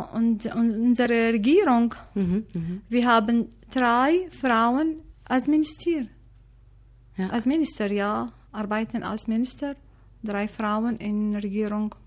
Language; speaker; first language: German; non-native, learner; Arabic